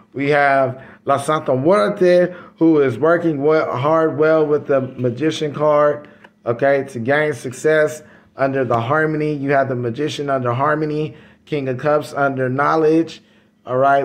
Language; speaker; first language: English; native; English